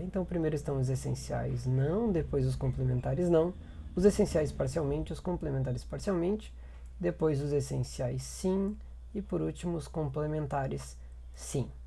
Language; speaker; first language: Portuguese; native; Portuguese